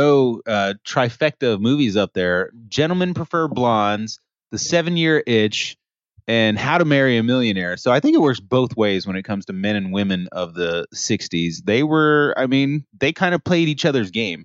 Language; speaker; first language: English; native; English